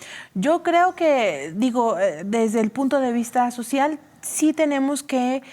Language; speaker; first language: Spanish; native; Spanish